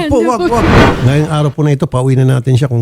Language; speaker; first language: Filipino; native; Filipino